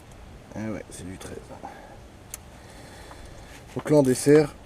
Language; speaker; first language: French; native; French